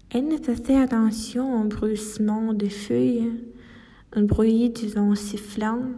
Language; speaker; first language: French; non-native, fluent; Ukrainian